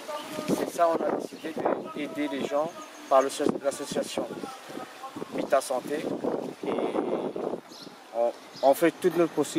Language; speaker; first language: French; non-native, local second language; Réunion Creole French